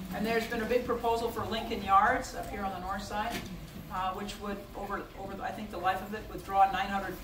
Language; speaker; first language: English; native; English